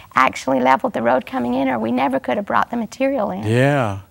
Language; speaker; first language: English; native; English